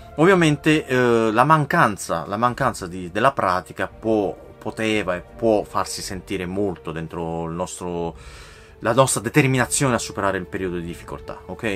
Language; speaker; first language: Italian; native; Italian